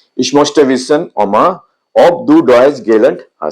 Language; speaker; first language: German; non-native, fluent; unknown